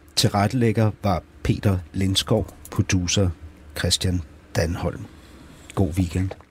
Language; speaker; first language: Danish; native; Danish